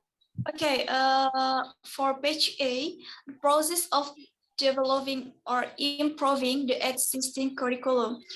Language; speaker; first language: English; non-native, learner; Indonesian